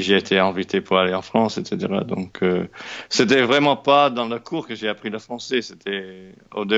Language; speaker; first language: French; non-native, fluent; English